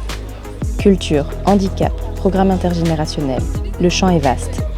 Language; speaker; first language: French; native; French